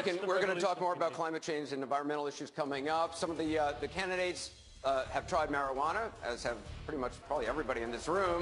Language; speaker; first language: English; native; English